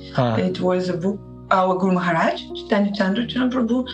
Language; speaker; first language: English; non-native, learner; Russian